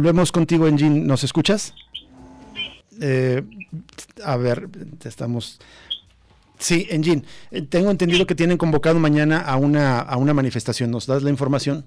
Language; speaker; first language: Spanish; native; Spanish